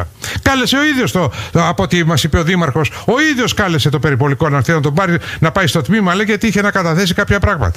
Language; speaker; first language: Greek; native; Greek